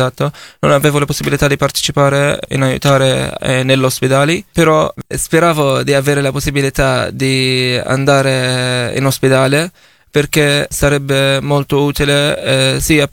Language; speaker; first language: Italian; non-native, fluent; Arabic